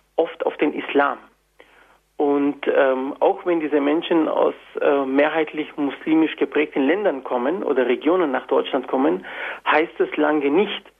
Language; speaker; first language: German; non-native, fluent; Turkish